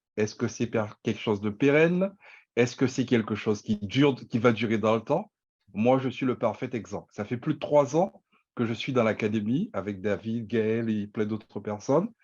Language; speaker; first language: French; native; French